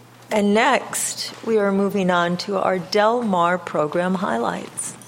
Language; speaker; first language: English; native; English